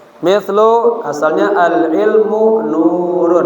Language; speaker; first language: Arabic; non-native, fluent; Indonesian